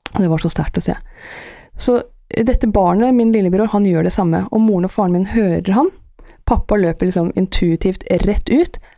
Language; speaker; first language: Norwegian; early bilingual, other home language; Persian